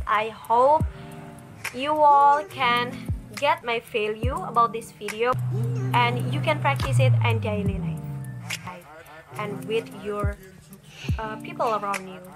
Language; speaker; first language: English; non-native, learner; Indonesian